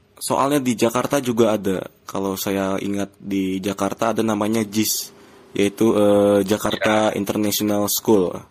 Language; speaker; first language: Indonesian; native; Indonesian